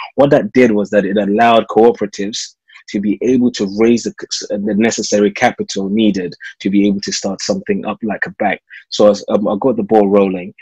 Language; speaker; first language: English; native; English